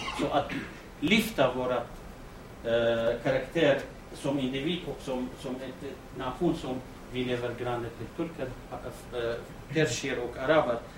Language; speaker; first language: Swedish; non-native, fluent; Kurdish